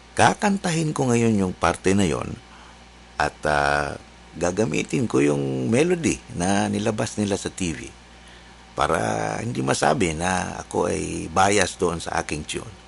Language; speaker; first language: Filipino; native; Filipino